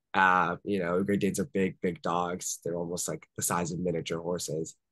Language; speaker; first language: English; native; English